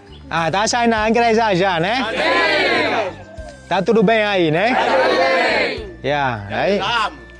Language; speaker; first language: Portuguese; non-native, learner; Vietnamese